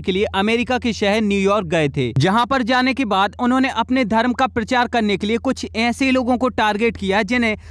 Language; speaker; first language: Hindi; native; Hindi